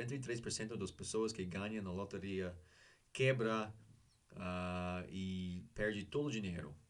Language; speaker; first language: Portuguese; non-native, learner; English